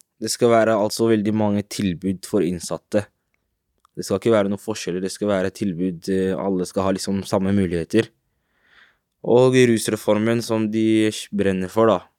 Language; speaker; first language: Norwegian; native; Norwegian